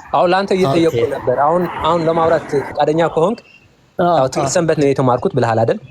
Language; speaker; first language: Amharic; non-native, fluent; Tigrinya